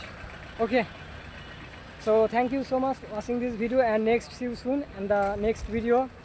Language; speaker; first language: English; non-native, learner; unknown